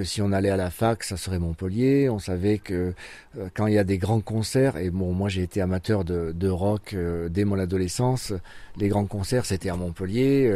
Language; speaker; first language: French; native; French